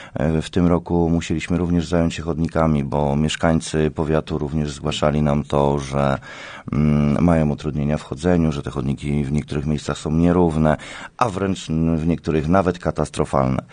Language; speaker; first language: Polish; native; Polish